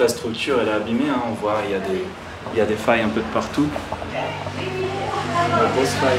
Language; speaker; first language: French; native; French